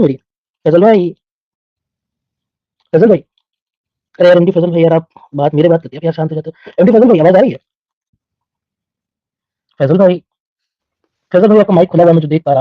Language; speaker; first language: Hindi; native; Hindi